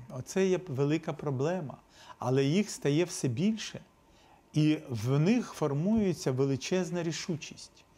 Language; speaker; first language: Ukrainian; non-native, local second language; Russian